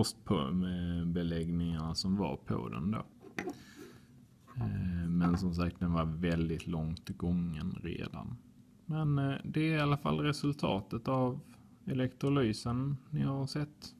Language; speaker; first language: Swedish; native; Swedish